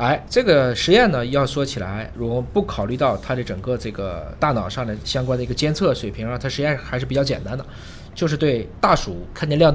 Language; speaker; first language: Chinese; native; Chinese